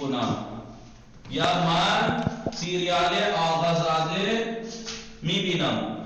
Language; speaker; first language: Persian; non-native, fluent; Urdu